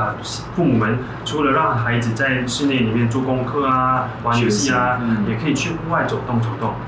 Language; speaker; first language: Chinese; native; Chinese